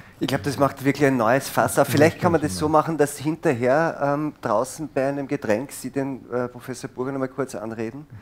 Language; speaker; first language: German; native; German